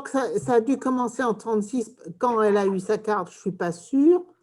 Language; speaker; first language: French; early bilingual, heritage; English